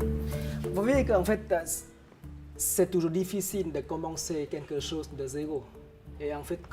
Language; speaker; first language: French; non-native, fluent; Vietnamese